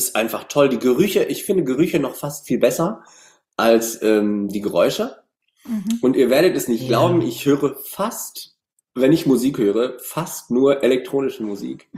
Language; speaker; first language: German; native; German